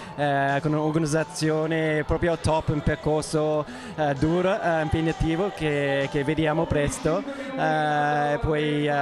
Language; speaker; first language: Italian; non-native, fluent; English